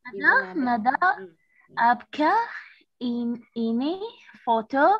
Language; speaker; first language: Indonesian; non-native, learner; Arabic